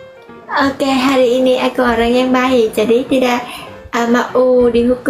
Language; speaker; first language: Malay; non-native, learner; Vietnamese